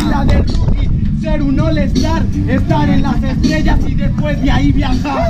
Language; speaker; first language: Spanish; native; Spanish